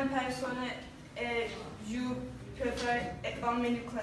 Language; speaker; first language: French; non-native, learner; Turkish